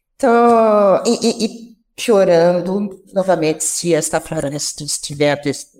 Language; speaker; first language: Portuguese; non-native, fluent; French